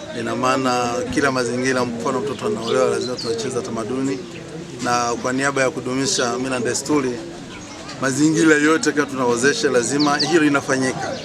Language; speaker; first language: Swahili; non-native, local second language; Sukuma